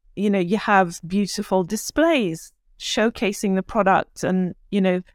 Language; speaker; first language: English; early bilingual, other home language; Turkish